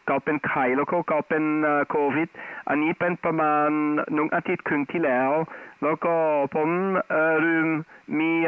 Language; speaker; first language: Thai; non-native, fluent; Dutch